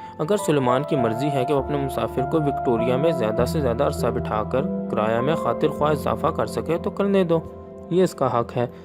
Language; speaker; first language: Urdu; native; Urdu